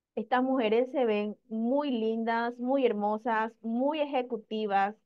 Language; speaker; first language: Spanish; native; Spanish